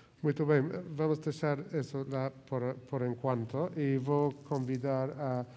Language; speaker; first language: Portuguese; non-native, fluent; Spanish